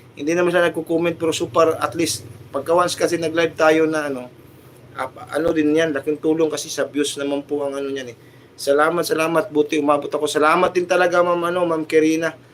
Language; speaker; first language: Filipino; non-native, local second language; Cebuano